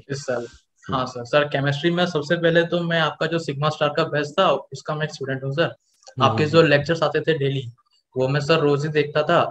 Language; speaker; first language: Hindi; non-native, local second language; Odia